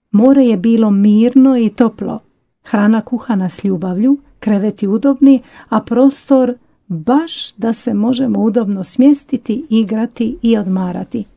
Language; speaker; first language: Croatian; native; Croatian